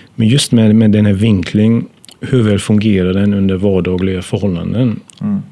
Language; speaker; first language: Swedish; non-native, fluent; German